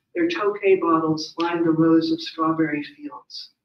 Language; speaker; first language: English; native; English